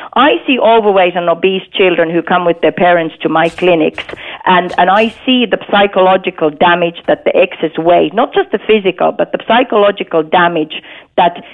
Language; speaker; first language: English; non-native, fluent; Finnish